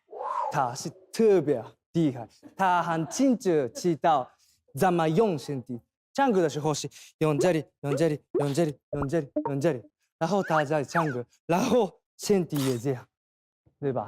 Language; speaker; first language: Chinese; non-native, fluent; Korean